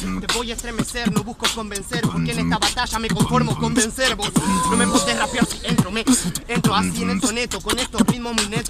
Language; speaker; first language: Spanish; native; Spanish